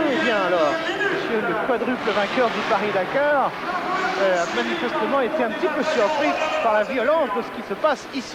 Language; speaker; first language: French; native; French